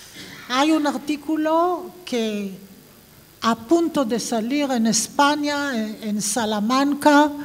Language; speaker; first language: Spanish; non-native, fluent; Hebrew